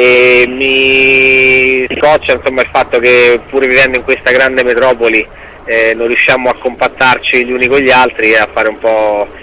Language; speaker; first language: Italian; native; Italian